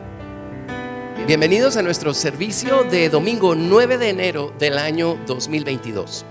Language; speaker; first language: Spanish; native; Spanish